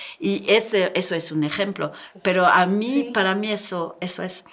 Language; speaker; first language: Spanish; non-native, learner; French